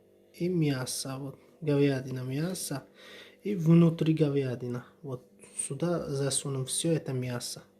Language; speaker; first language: Russian; non-native, learner; Tajik